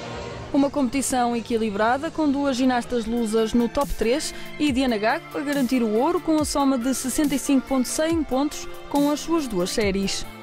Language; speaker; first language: Portuguese; native; Portuguese